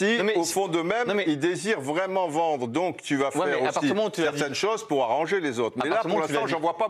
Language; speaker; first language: French; native; French